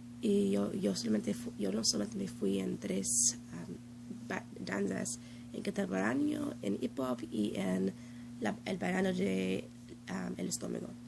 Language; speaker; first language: Spanish; non-native, learner; English